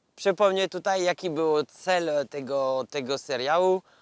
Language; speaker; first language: Polish; non-native, learner; French